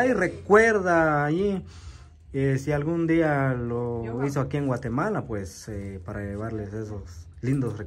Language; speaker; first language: Spanish; native; Spanish